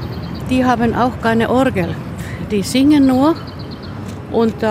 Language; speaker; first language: German; non-native, fluent; Finnish